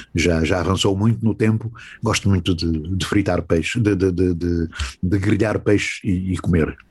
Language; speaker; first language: Portuguese; native; Portuguese